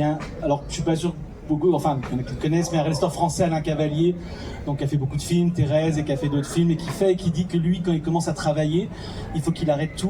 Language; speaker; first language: French; native; French